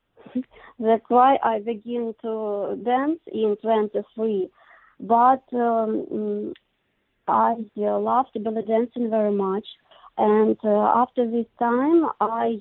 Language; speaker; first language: English; non-native, learner; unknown